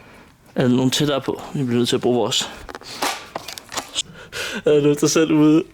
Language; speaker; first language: Danish; native; Danish